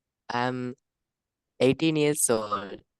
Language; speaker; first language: English; non-native, learner; Sinhala